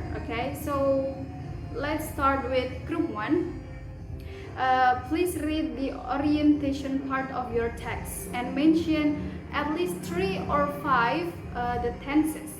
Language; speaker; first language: English; non-native, fluent; Indonesian